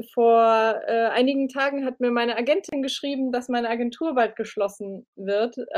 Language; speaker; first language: German; early bilingual, other home language; Romanian